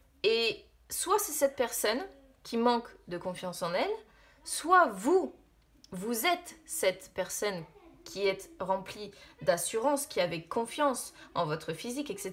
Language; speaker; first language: French; native; French